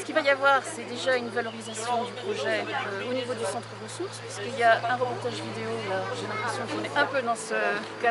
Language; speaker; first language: French; native; French